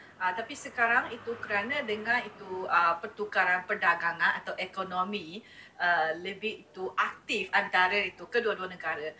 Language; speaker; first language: Malay; non-native, learner; Chinese